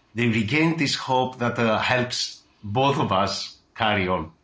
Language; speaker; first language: English; non-native, fluent; Greek